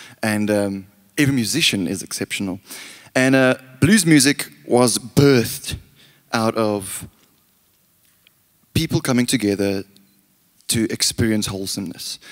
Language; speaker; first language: English; non-native, local second language; Afrikaans